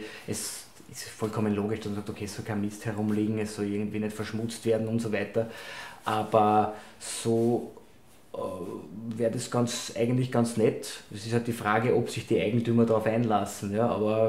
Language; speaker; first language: German; native; German